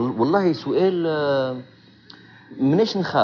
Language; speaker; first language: Arabic; native; Arabic